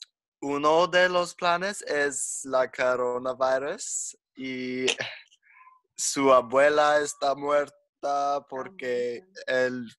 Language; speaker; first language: Spanish; non-native, learner; English